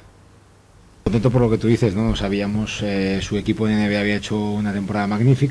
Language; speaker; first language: Spanish; native; Spanish